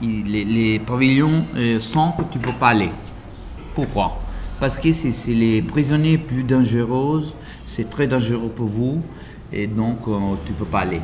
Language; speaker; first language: French; non-native, learner; Italian